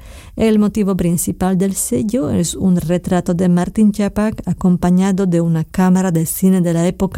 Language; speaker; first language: Spanish; non-native, fluent; Slovak